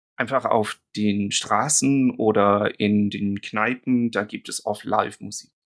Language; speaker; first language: German; non-native, fluent; English